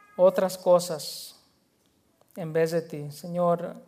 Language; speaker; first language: Spanish; early bilingual, heritage; Spanish